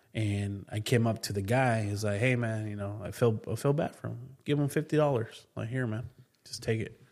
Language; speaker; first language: English; native; English